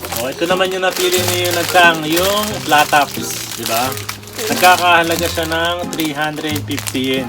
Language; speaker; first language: Filipino; native; Filipino